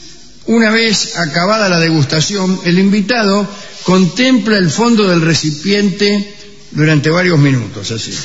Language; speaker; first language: Spanish; native; Spanish